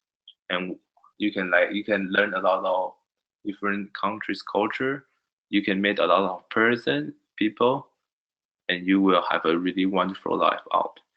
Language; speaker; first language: English; non-native, learner; Chinese